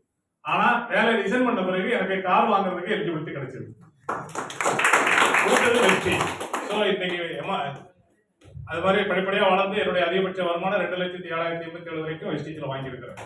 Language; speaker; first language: Tamil; native; Tamil